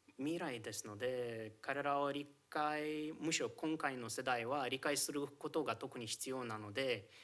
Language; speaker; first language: Japanese; non-native, fluent; Romanian